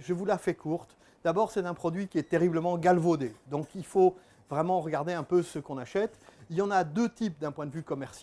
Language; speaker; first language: French; native; French